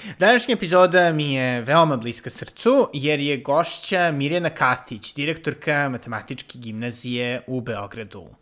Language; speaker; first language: Serbian; native; Serbian